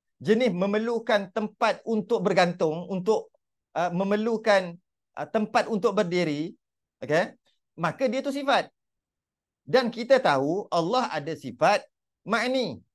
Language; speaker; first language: Malay; native; Malay